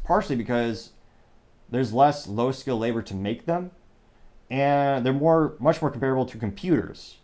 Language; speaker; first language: English; native; English